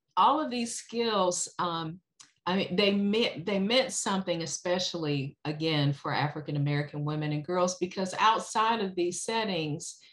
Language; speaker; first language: English; native; English